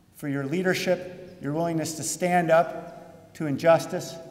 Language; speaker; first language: English; native; English